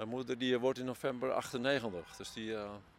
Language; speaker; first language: Dutch; native; Dutch